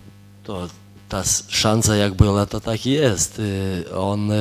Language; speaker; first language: Polish; non-native, fluent; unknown